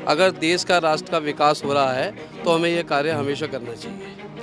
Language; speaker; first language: Hindi; native; Hindi